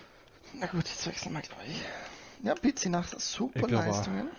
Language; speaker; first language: German; native; German